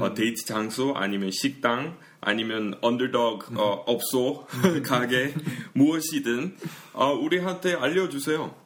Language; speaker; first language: Korean; non-native, fluent; English